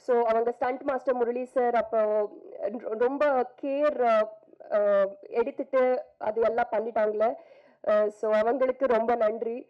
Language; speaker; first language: Tamil; non-native, fluent; Telugu